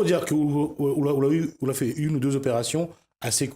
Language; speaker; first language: French; native; French